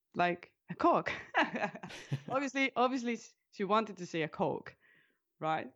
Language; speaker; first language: English; non-native, fluent; Spanish